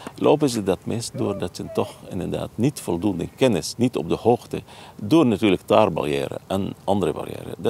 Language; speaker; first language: Dutch; non-native, fluent; Arabic